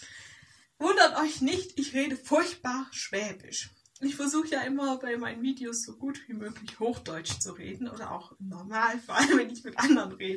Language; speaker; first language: German; native; German